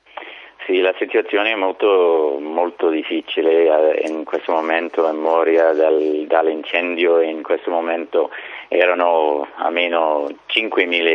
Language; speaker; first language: Italian; non-native, fluent; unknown